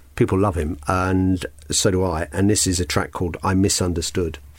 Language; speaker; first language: English; native; English